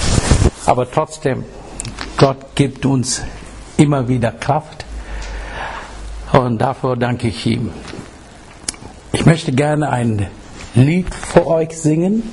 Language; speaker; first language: German; non-native, fluent; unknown